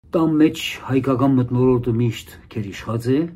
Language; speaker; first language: Armenian; early bilingual, heritage; Arabic